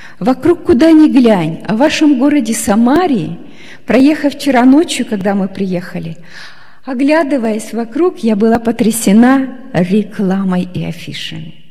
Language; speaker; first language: Russian; native; Russian